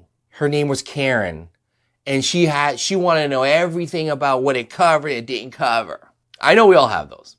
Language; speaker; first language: English; native; English